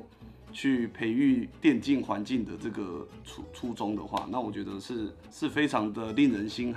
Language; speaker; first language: Chinese; native; Chinese